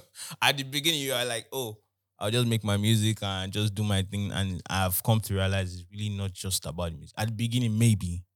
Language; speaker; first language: English; non-native, local second language; Yoruba